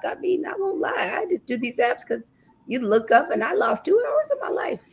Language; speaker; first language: English; native; English